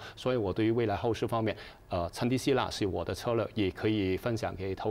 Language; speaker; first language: Chinese; non-native, fluent; Cantonese